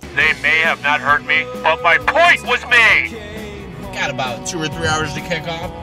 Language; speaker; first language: English; native; English